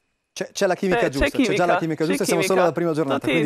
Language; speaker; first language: Italian; native; Italian